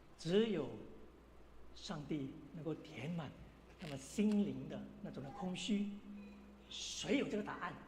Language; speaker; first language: Chinese; native; Chinese